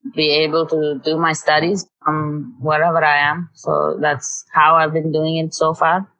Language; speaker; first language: English; non-native, local second language; Tamil